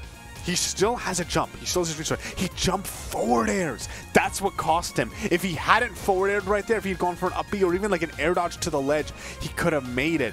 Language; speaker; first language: English; native; English